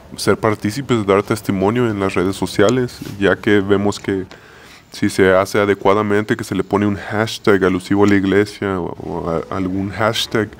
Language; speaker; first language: Spanish; native; Spanish